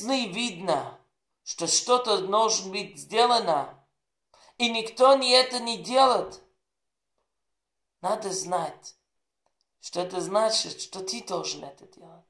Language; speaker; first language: Russian; non-native, learner; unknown